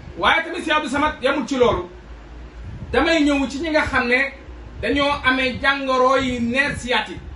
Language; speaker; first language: Wolof; native; Wolof